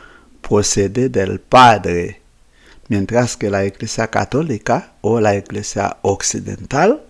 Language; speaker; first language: Spanish; non-native, fluent; Haitian Creole